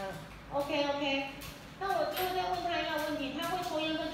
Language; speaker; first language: Chinese; native; Chinese